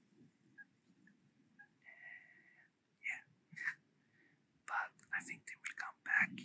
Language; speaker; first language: English; non-native, fluent; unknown